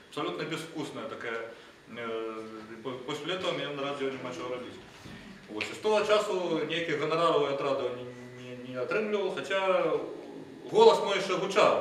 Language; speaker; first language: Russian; non-native, local second language; Belarusian